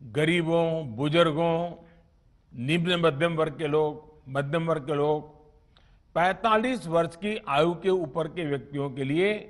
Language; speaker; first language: Hindi; non-native, local second language; Gujarati